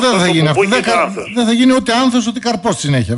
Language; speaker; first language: Greek; native; Greek